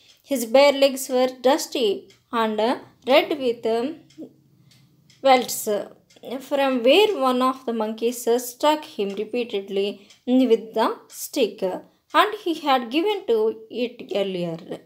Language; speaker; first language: English; non-native, local second language; Telugu